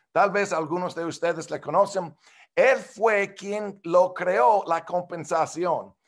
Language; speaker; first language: Spanish; non-native, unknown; English